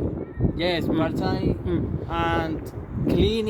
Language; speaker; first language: English; non-native, learner; Spanish